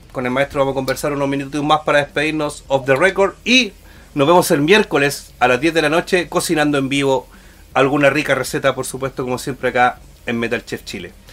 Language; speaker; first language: Spanish; native; Spanish